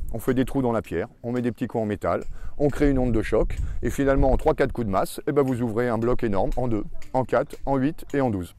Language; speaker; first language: French; native; French